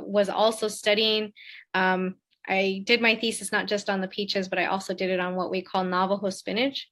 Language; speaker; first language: English; native; English